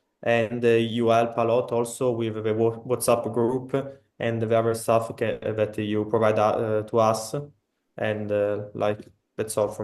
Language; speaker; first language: English; non-native, fluent; Italian